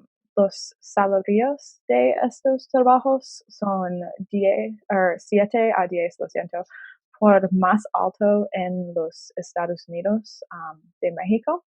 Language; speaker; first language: Spanish; non-native, learner; English